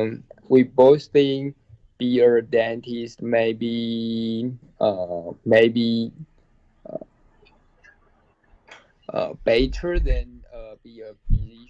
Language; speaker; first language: English; non-native, learner; Chinese